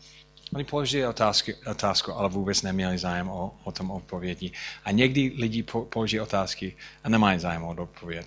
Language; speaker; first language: Czech; non-native, fluent; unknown